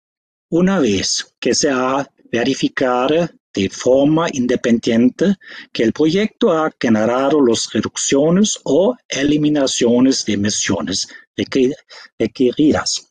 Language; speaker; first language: Spanish; non-native, fluent; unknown